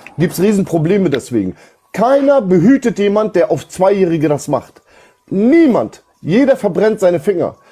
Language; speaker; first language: German; early bilingual, other home language; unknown